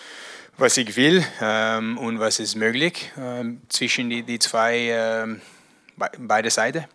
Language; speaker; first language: German; non-native, learner; English